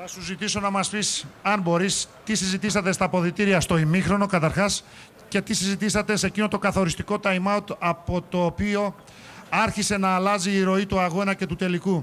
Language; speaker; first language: Greek; native; Greek